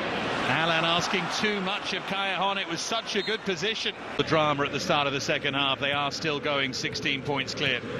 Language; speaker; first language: English; native; English